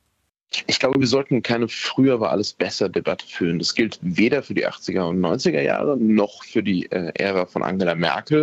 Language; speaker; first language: German; native; German